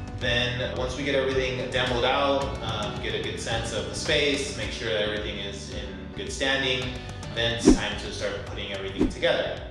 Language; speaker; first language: English; native; English